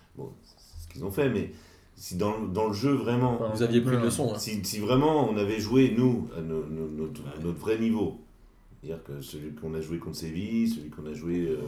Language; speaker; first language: French; native; French